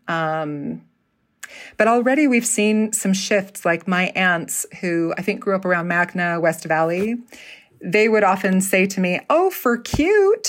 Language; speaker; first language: English; native; English